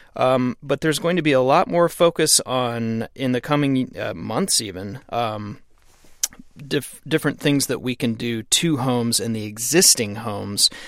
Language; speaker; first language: English; native; English